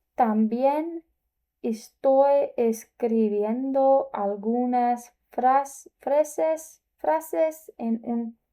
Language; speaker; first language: Spanish; non-native, learner; English